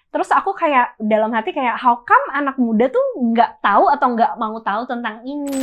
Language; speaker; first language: Indonesian; native; Indonesian